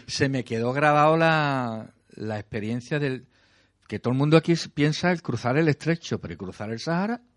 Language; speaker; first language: Spanish; native; Spanish